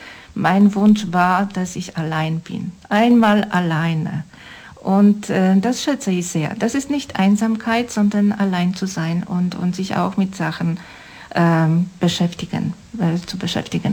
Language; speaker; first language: German; non-native, fluent; Polish